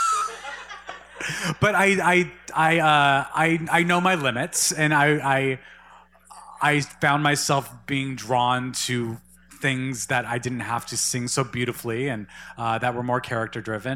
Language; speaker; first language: English; native; English